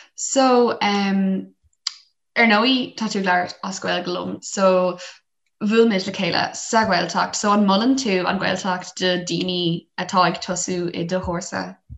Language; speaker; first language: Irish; non-native, local second language; English